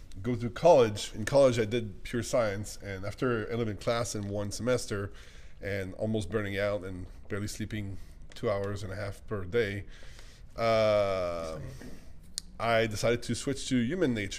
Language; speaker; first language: English; non-native, fluent; French